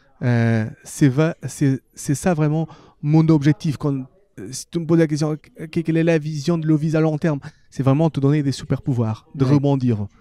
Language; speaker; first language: French; non-native, fluent; Portuguese